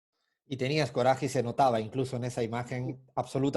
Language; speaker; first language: Spanish; native; Spanish